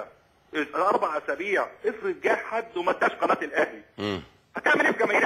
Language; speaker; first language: Arabic; native; Arabic